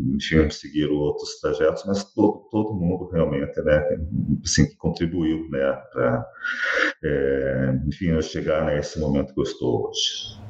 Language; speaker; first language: Portuguese; native; Portuguese